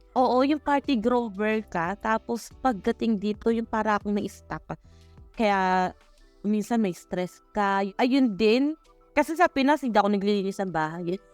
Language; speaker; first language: Filipino; native; Filipino